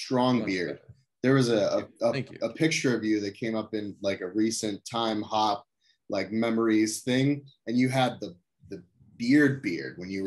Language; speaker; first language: English; native; English